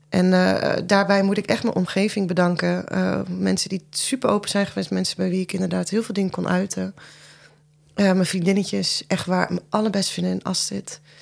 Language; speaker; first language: Dutch; early bilingual, other home language; Persian